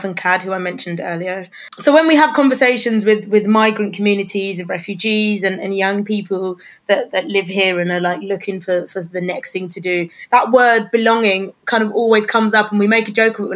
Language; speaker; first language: English; native; English